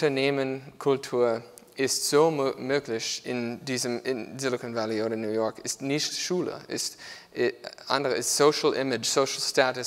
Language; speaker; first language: German; non-native, learner; English